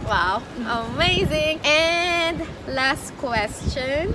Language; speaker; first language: English; non-native, fluent; Filipino